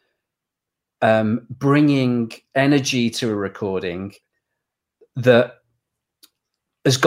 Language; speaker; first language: English; native; English